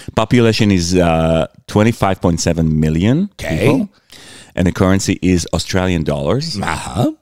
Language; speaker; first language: English; non-native, fluent; Hebrew